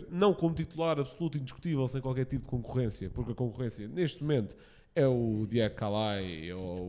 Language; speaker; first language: Portuguese; native; Portuguese